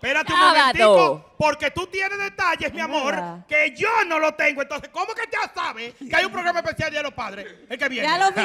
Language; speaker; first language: Spanish; native; Spanish